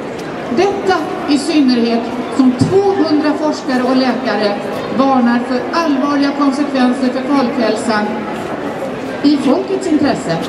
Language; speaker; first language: Swedish; native; Swedish